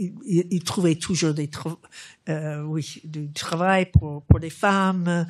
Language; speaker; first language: French; non-native, fluent; English